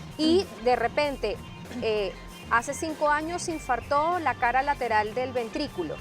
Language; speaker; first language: Spanish; native; Spanish